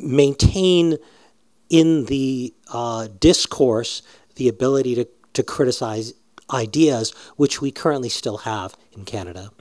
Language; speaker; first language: English; native; English